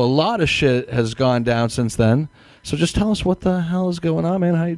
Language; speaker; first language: English; native; English